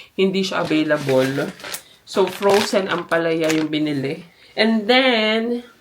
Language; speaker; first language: Filipino; native; Filipino